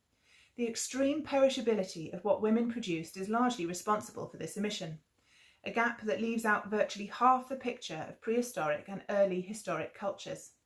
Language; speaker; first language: English; native; English